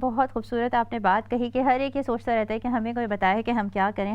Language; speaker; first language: Urdu; native; Urdu